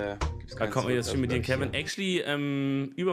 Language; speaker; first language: German; native; German